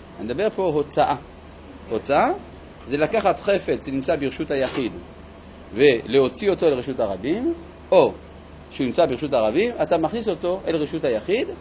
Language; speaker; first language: Hebrew; non-native, fluent; French